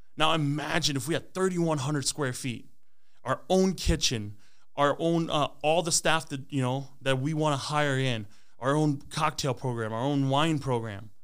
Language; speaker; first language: English; early bilingual, other home language; Hmong